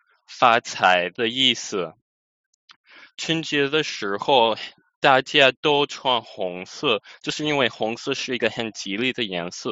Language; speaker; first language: Chinese; non-native, fluent; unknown